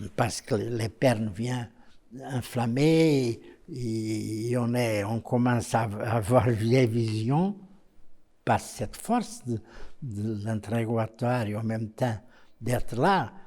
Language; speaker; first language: French; non-native, fluent; Portuguese